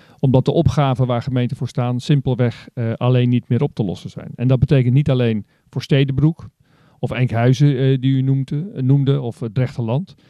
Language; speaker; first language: Dutch; native; Dutch